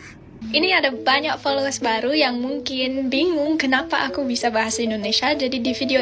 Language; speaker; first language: Indonesian; non-native, fluent; English